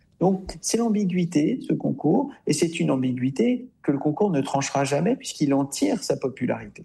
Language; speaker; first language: French; native; French